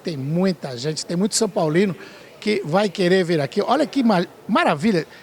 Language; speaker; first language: Portuguese; native; Portuguese